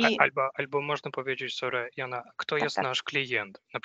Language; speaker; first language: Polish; non-native, fluent; Ukrainian